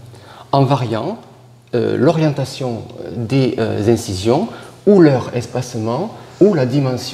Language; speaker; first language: French; native; French